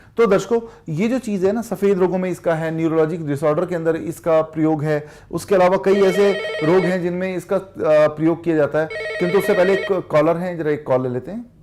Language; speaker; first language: Hindi; native; Hindi